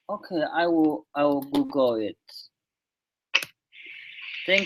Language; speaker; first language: English; non-native, learner; Chinese